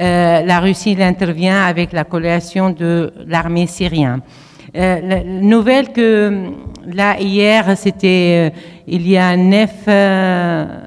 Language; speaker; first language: French; non-native, fluent; Arabic